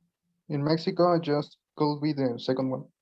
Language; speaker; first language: English; non-native, learner; Spanish